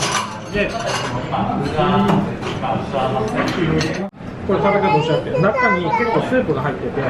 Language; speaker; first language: Japanese; native; Japanese